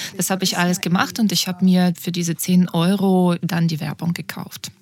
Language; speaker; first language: German; non-native, fluent; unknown